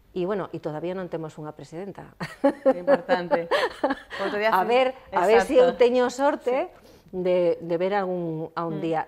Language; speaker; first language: Galician; non-native, local second language; Spanish